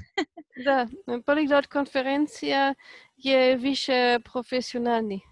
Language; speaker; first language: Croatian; non-native, learner; Polish